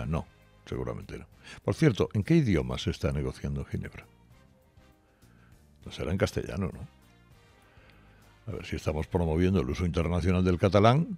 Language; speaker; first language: Spanish; native; Spanish